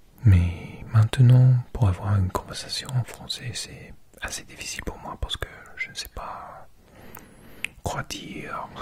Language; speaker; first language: French; non-native, learner; English